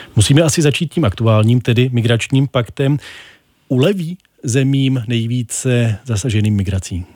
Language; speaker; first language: Czech; native; Czech